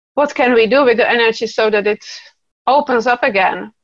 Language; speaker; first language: English; non-native, fluent; Czech